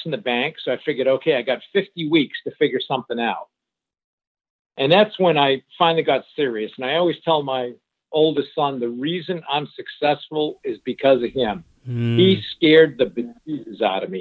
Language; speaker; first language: English; early bilingual, other home language; French